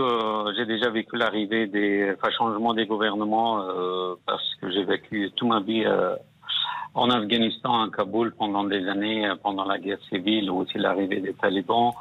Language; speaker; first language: French; non-native, fluent; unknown